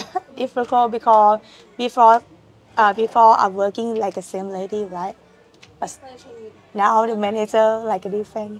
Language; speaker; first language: English; non-native, learner; Thai